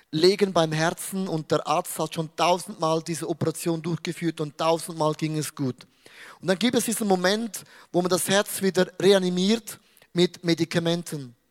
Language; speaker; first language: German; native; German